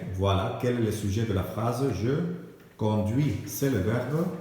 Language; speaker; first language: French; non-native, fluent; Spanish